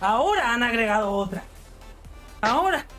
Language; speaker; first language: Spanish; non-native, learner; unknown